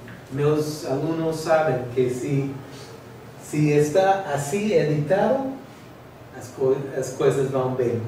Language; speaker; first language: Portuguese; non-native, learner; English